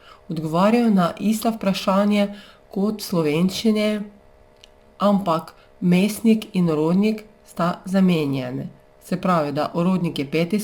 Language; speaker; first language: Slovenian; non-native, fluent; Russian